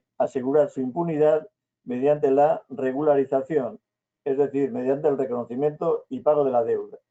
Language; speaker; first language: Spanish; native; Spanish